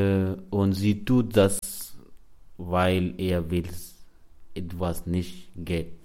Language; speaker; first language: German; non-native, learner; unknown